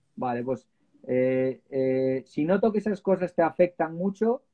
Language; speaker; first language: Spanish; native; Spanish